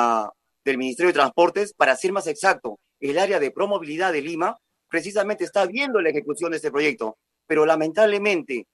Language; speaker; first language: Spanish; native; Spanish